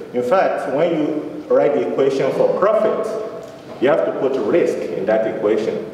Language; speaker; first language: English; non-native, local second language; Yoruba